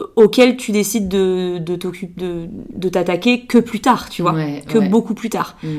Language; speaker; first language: French; native; French